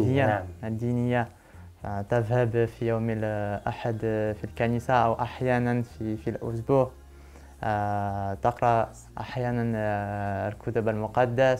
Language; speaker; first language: Arabic; non-native, learner; French